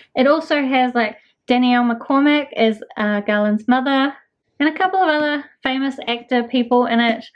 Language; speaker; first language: English; native; English